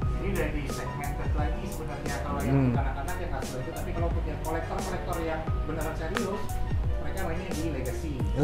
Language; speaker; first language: Indonesian; native; Indonesian